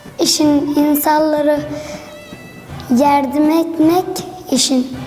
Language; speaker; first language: Turkish; early bilingual, other home language; Arabic